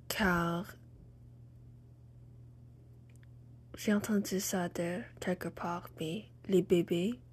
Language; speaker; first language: French; non-native, learner; English